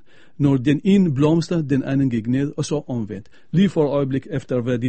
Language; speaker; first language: Danish; non-native, fluent; Arabic